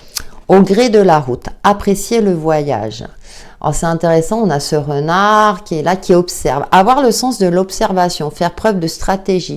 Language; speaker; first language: French; native; French